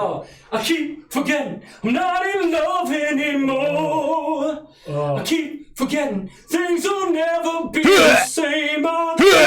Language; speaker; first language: English; native; English